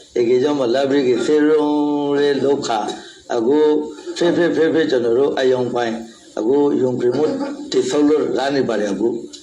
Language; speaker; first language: Burmese; non-native, local second language; Rohingya